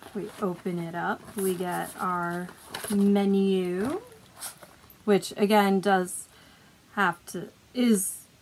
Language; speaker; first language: English; native; English